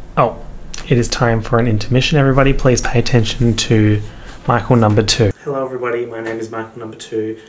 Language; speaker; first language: English; native; English